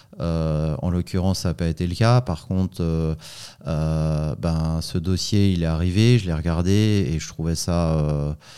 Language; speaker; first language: French; native; French